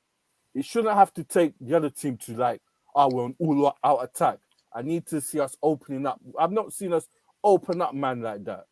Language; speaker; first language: English; native; English